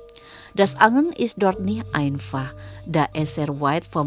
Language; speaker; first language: German; non-native, fluent; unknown